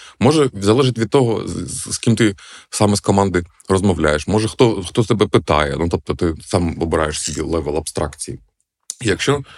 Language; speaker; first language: Ukrainian; non-native, local second language; Russian